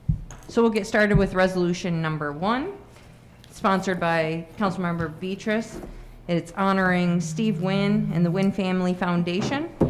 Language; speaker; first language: English; native; English